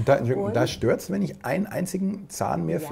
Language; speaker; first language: German; native; German